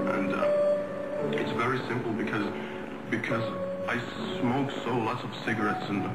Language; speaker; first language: English; non-native, fluent; Finnish